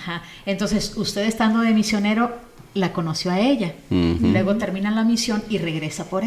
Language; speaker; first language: Spanish; native; Spanish